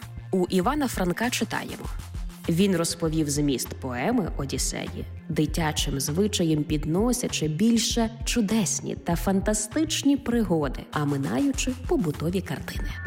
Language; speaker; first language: Ukrainian; native; Ukrainian